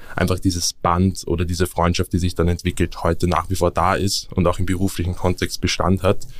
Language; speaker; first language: German; native; German